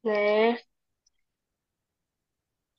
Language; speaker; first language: Korean; non-native, learner; Indonesian